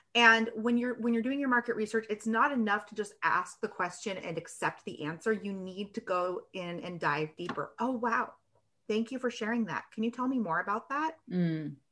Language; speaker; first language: English; native; English